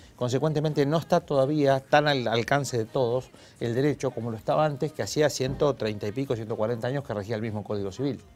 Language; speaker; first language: Spanish; native; Spanish